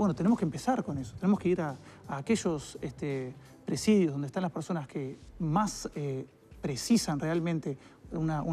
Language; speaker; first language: Spanish; native; Spanish